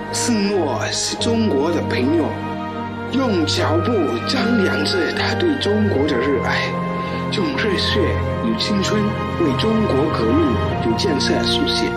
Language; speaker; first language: Chinese; non-native, fluent; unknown